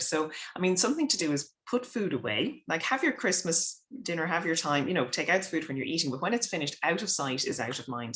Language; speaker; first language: English; native; English